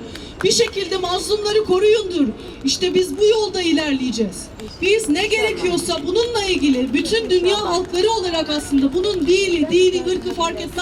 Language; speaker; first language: Turkish; native; Turkish